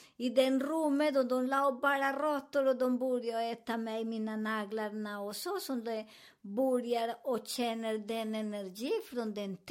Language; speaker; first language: Swedish; non-native, learner; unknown